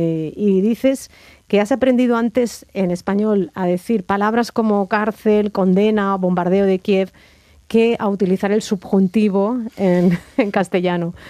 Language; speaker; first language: Spanish; native; Spanish